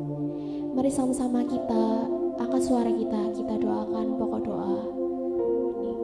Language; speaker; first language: Indonesian; native; Indonesian